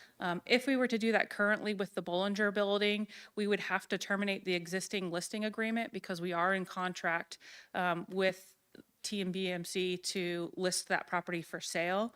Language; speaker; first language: English; native; English